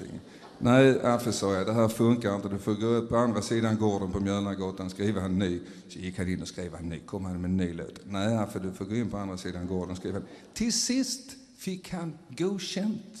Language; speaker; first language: Swedish; native; Swedish